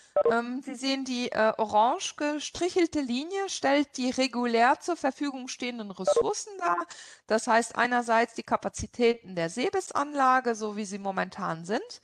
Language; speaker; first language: German; non-native, local second language; Luxembourgish